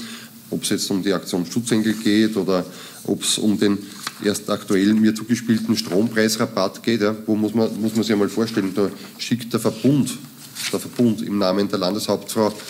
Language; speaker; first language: German; native; German